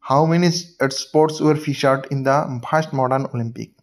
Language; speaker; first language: English; non-native, local second language; Assamese